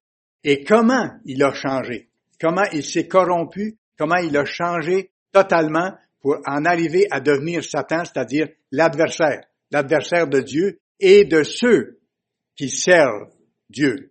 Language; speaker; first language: French; native; French